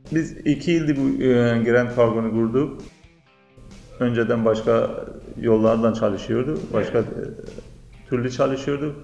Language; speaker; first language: Turkish; non-native, learner; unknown